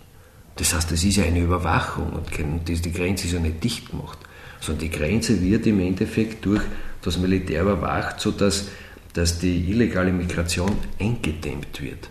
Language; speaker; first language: German; native; German